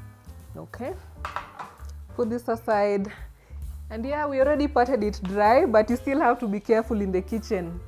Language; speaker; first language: English; non-native, local second language; Swahili